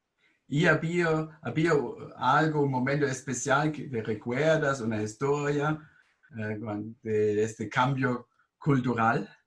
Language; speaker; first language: Spanish; non-native, fluent; German